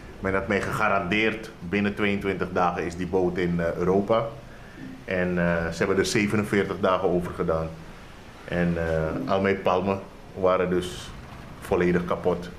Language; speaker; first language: Dutch; native; Dutch